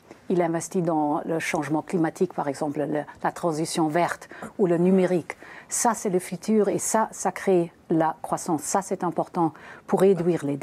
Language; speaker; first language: French; non-native, fluent; German